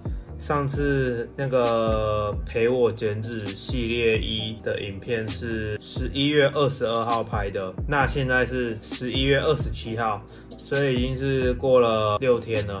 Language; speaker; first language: Chinese; native; Chinese